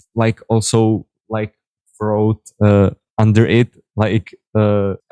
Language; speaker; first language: English; non-native, fluent; Czech